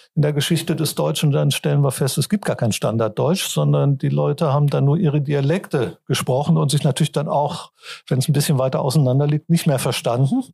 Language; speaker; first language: German; native; German